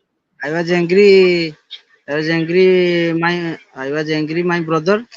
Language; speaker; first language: English; non-native, learner; Odia